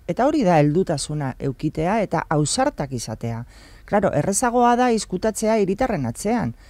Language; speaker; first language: Basque; non-native, local second language; Spanish